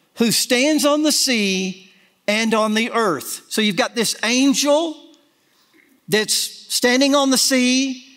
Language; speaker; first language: English; native; English